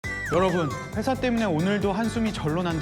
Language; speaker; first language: Korean; native; Korean